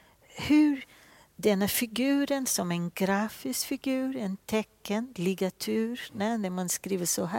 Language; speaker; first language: Swedish; non-native, fluent; Portuguese